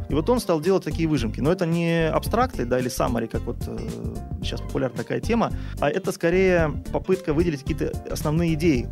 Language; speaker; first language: Russian; native; Russian